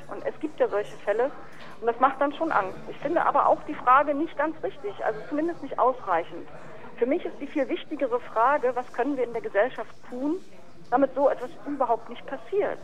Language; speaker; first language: German; native; German